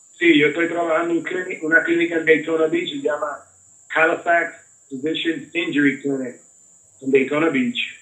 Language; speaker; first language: Spanish; early bilingual, heritage; Spanish